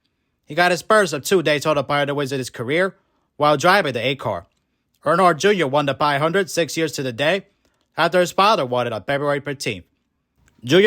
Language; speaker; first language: English; native; English